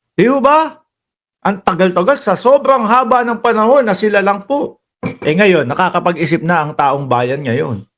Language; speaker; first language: Filipino; native; Filipino